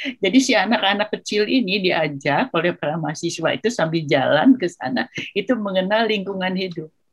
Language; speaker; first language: Indonesian; non-native, local second language; Sundanese